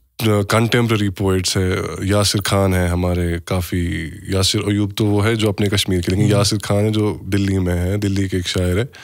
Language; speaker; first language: Hindi; non-native, local second language; Kashmiri